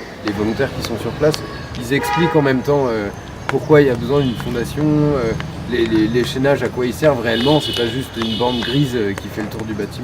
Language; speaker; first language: French; native; French